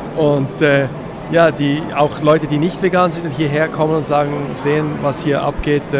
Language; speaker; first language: German; native; German